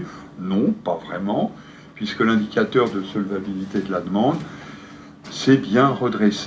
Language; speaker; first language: French; native; French